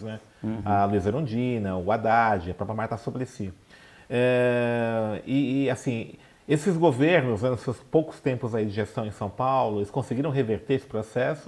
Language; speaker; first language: Portuguese; native; Portuguese